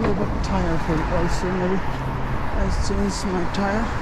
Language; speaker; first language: English; non-native, learner; Nepali